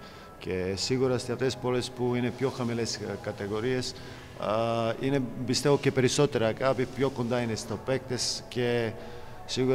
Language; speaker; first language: Greek; non-native, fluent; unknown